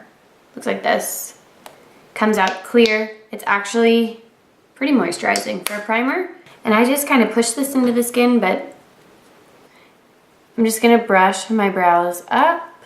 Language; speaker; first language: English; native; English